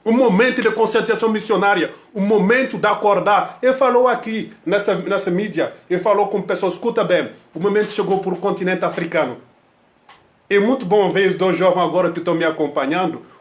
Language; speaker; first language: Portuguese; non-native, fluent; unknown